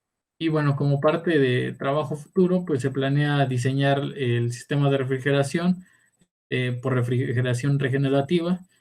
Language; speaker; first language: Spanish; native; Spanish